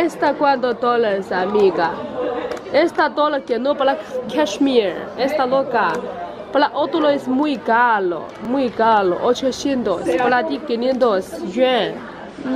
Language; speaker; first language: Spanish; non-native, learner; Chinese